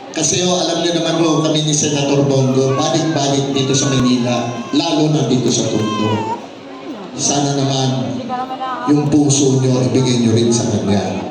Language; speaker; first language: Filipino; native; Filipino